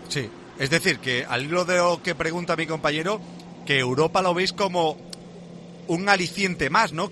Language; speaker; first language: Spanish; native; Spanish